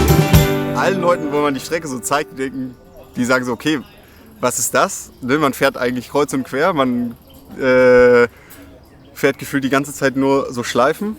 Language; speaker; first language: German; native; German